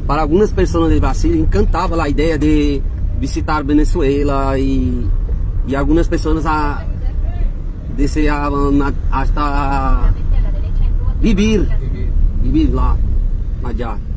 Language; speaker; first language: Spanish; non-native, fluent; Portuguese